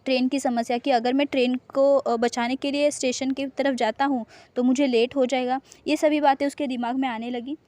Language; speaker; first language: Hindi; non-native, local second language; Marathi